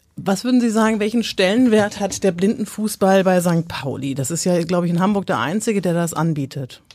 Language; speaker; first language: German; native; German